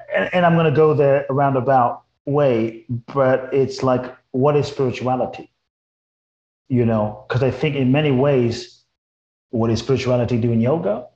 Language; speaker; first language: English; native; English